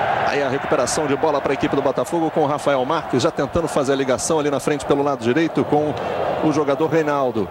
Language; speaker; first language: Portuguese; native; Portuguese